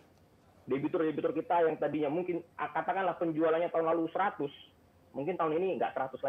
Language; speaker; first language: Indonesian; native; Indonesian